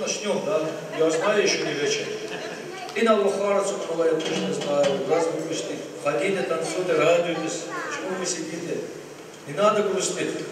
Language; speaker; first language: Russian; non-native, local second language; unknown